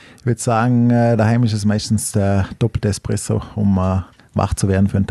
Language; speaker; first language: German; native; German